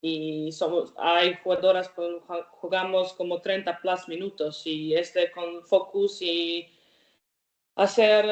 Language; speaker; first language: Spanish; non-native, learner; Croatian